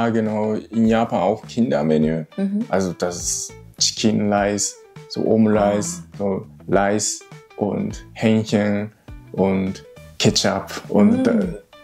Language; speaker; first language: German; non-native, learner; Japanese